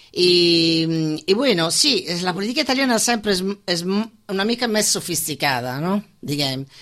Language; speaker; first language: Catalan; non-native, fluent; Italian